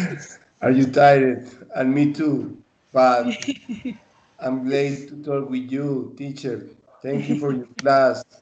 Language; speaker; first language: English; non-native, learner; Spanish